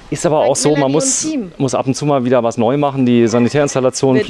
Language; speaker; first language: German; native; German